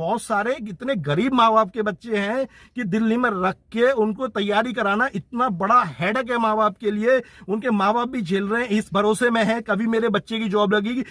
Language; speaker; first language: Hindi; native; Hindi